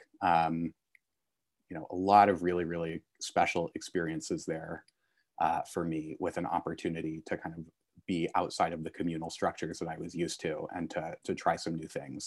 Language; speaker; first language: English; native; English